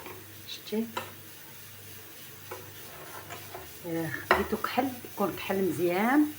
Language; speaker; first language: Arabic; native; Arabic